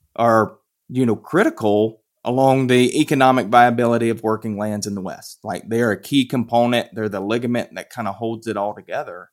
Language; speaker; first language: English; native; English